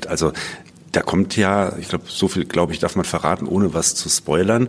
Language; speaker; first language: German; native; German